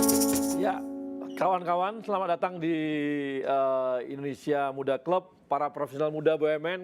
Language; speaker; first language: Indonesian; native; Indonesian